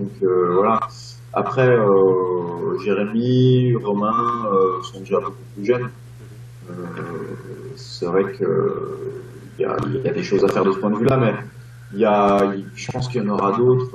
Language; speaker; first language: French; native; French